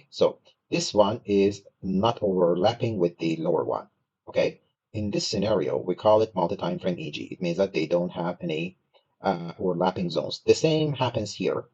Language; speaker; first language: English; non-native, fluent; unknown